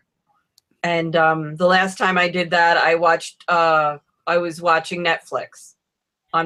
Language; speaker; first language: English; native; English